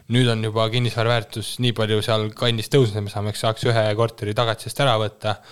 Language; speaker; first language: Estonian; native; Estonian